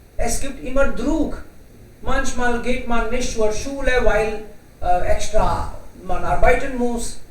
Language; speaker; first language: German; non-native, learner; Hindi